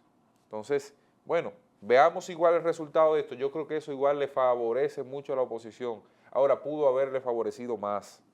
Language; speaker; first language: Spanish; native; Spanish